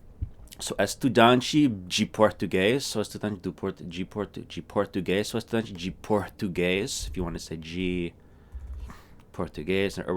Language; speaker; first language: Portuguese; non-native, fluent; English